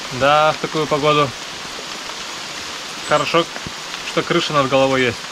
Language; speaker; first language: Russian; native; Russian